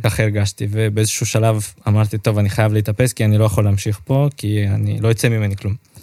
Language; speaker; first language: Hebrew; non-native, fluent; Russian